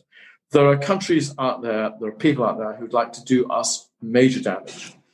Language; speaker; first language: English; native; English